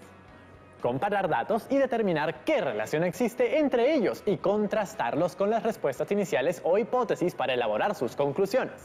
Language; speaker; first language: Spanish; native; Spanish